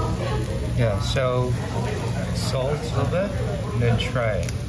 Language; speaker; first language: English; non-native, fluent; Korean